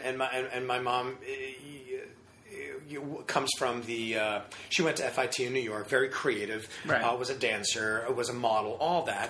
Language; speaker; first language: English; native; English